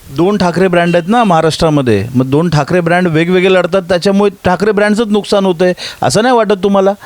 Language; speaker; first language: Marathi; native; Marathi